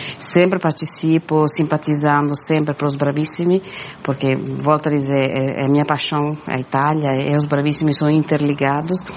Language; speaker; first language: Portuguese; non-native, fluent; Italian